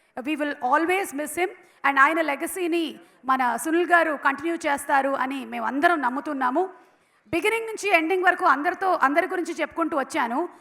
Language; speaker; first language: Telugu; non-native, local second language; Malayalam